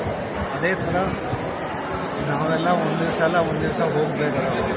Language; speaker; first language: Kannada; native; Kannada